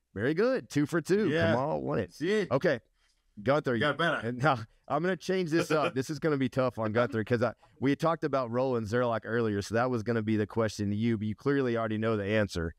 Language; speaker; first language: English; native; English